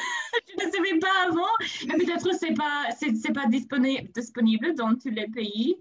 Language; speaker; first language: French; non-native, learner; English